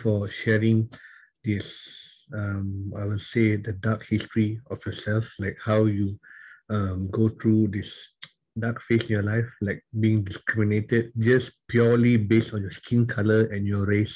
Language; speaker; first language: English; non-native, local second language; Tamil